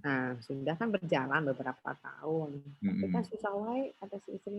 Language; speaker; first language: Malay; non-native, local second language; Sundanese